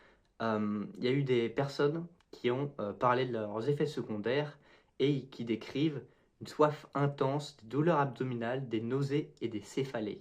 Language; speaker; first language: French; native; French